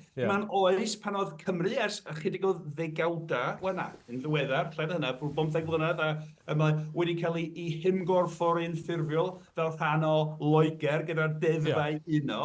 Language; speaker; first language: Welsh; native; Welsh